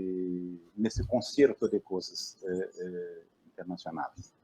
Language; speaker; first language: Spanish; non-native, fluent; Portuguese